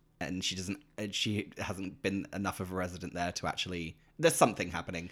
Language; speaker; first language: English; native; English